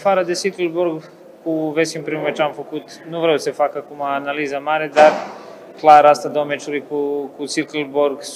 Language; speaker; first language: Romanian; non-native, fluent; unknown